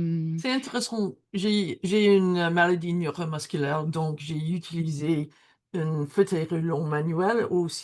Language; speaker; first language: French; non-native, learner; English